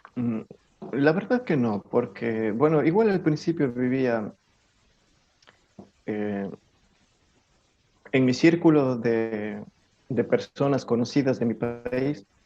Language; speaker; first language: Spanish; native; Spanish